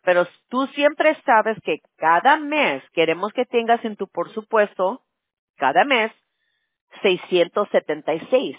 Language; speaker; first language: Spanish; early bilingual, heritage; Spanish